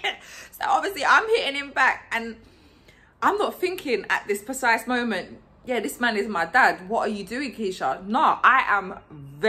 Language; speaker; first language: English; native; English